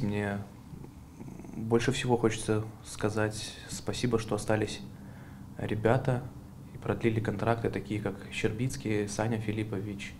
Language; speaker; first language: Russian; native; Russian